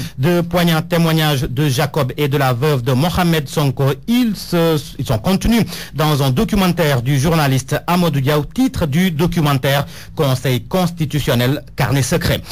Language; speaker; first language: French; non-native, local second language; Wolof